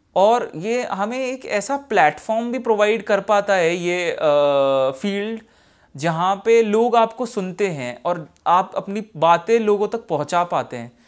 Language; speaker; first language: Hindi; native; Hindi